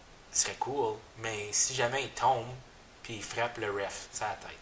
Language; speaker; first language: French; native; French